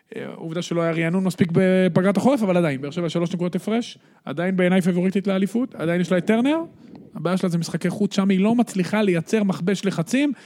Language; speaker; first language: Hebrew; native; Hebrew